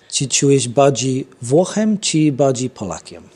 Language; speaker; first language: Polish; non-native, learner; English